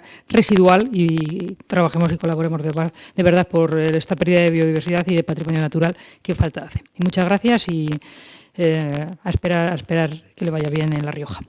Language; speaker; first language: Spanish; native; Spanish